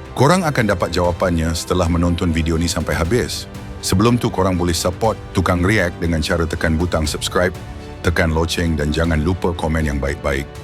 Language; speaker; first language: Malay; native; Malay